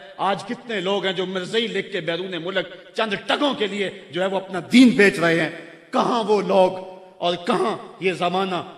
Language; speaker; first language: Urdu; non-native, local second language; Punjabi